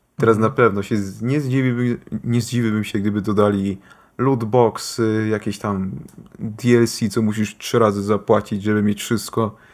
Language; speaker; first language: Polish; early bilingual, heritage; Polish